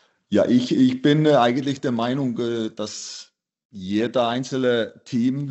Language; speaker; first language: German; non-native, fluent; Icelandic